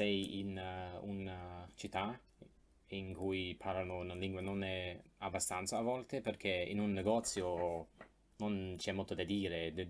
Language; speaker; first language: Italian; non-native, learner; English